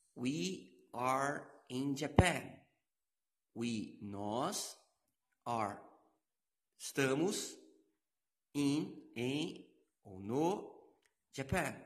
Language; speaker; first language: English; non-native, learner; Portuguese